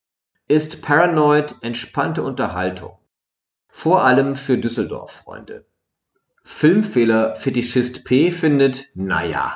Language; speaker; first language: German; native; German